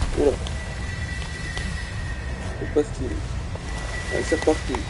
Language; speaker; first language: French; native; French